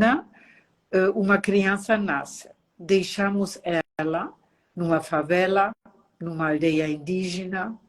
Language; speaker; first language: Portuguese; non-native, fluent; German